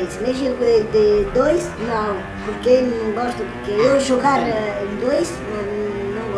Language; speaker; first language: Portuguese; non-native, learner; Italian